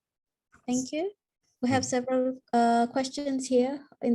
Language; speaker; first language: English; non-native, fluent; Indonesian